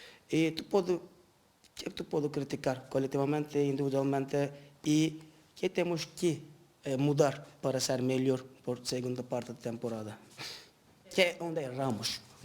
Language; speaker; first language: Portuguese; non-native, learner; Turkish